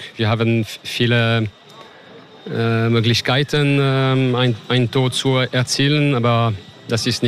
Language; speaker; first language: German; non-native, learner; French